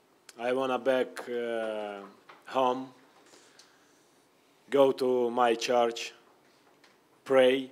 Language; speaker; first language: English; non-native, learner; Russian